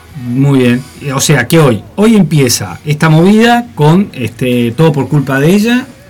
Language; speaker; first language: Spanish; native; Spanish